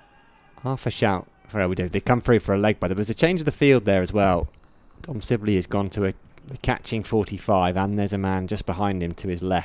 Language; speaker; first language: English; native; English